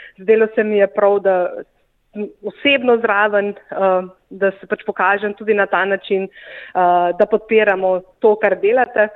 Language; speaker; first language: Slovenian; native; Slovenian